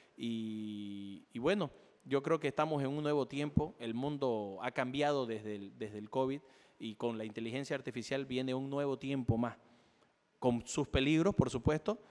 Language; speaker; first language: Spanish; native; Spanish